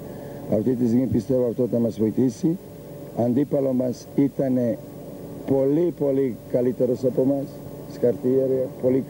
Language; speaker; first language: Greek; non-native, fluent; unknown